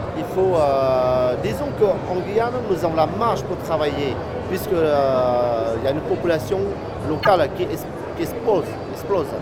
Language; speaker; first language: French; non-native, fluent; Hmong